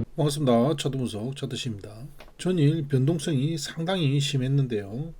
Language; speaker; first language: Korean; native; Korean